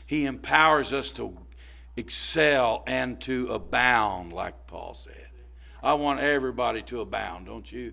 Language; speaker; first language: English; native; English